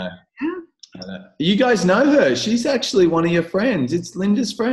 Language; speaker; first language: English; native; English